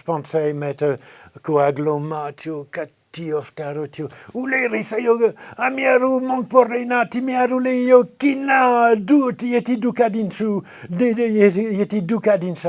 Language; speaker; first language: Nepali; non-native, fluent; French